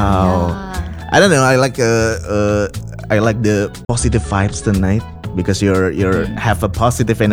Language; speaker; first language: English; non-native, fluent; Indonesian